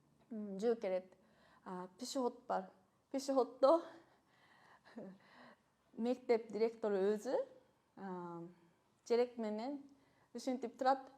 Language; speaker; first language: Kyrgyz; non-native, fluent; Japanese